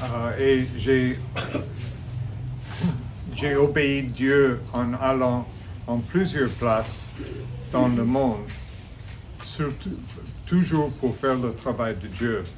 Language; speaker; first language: French; non-native, fluent; English